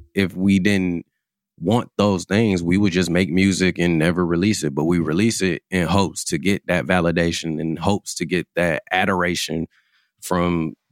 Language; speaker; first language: English; native; English